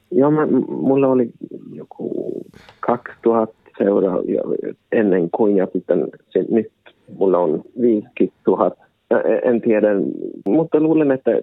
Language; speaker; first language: Finnish; non-native, local second language; Swedish